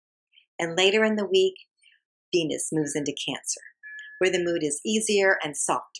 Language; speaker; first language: English; native; English